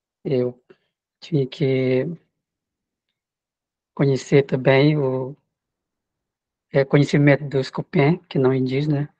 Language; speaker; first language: Portuguese; non-native, local second language; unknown